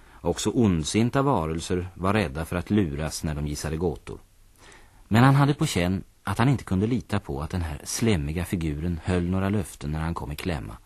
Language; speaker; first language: Swedish; native; Swedish